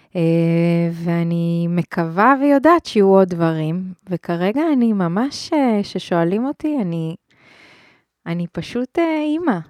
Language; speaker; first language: Hebrew; early bilingual, other home language; Spanish